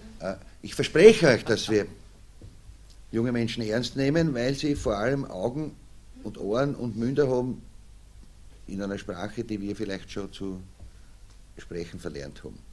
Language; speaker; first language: German; native; German